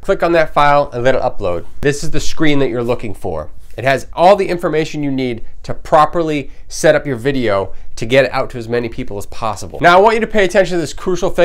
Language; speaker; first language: English; native; English